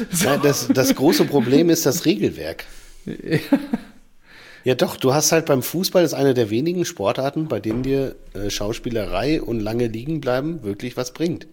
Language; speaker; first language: German; native; German